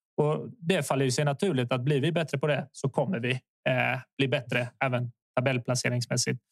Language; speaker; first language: Swedish; early bilingual, other home language; Bosnian